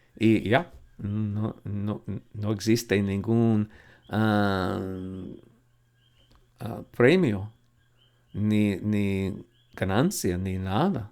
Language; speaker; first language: Spanish; non-native, fluent; English